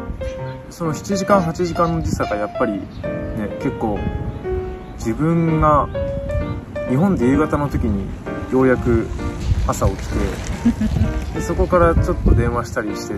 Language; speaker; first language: Japanese; native; Japanese